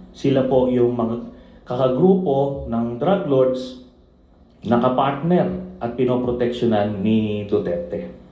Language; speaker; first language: Filipino; native; Filipino